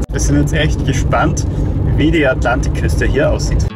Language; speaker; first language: German; native; German